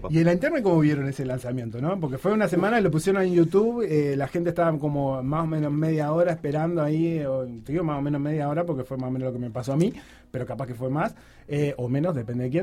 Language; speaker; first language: Spanish; native; Spanish